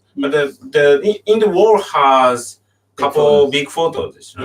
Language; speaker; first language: English; non-native, learner; Japanese